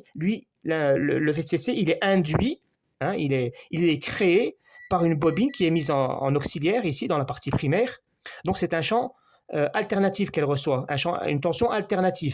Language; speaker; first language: French; native; French